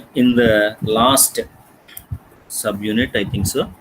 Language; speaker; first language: English; non-native, local second language; Telugu